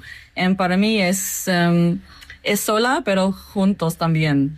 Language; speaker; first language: Spanish; non-native, fluent; English